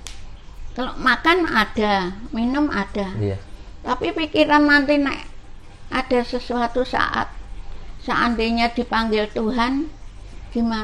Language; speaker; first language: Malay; non-native, local second language; Javanese